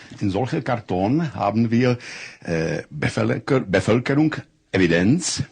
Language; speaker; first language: German; non-native, learner; Czech